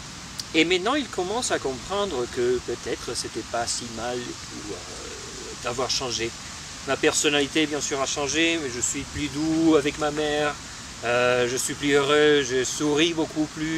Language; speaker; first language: French; non-native, fluent; Spanish